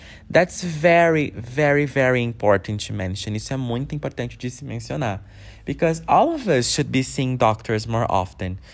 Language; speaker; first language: English; non-native, fluent; Portuguese